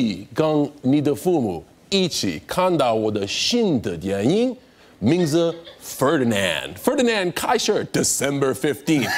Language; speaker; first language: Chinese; non-native, learner; English